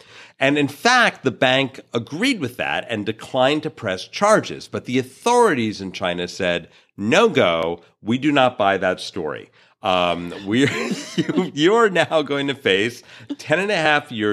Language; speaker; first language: English; native; English